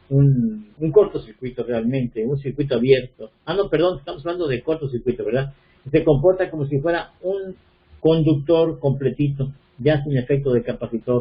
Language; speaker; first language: Spanish; native; Spanish